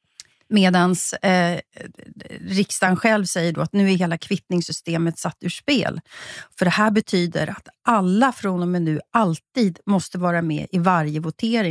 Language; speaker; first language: Swedish; native; Swedish